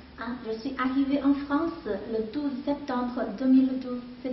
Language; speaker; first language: French; non-native, fluent; Chinese